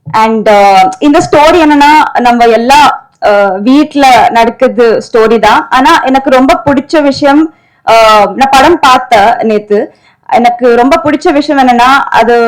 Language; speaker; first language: Tamil; non-native, learner; Telugu